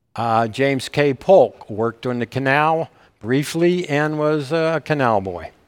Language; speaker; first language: English; native; English